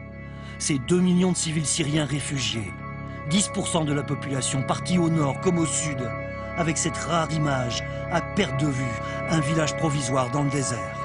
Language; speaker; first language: French; native; French